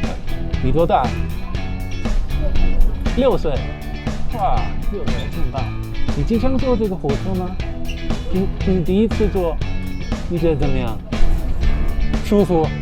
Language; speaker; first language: Chinese; non-native, fluent; English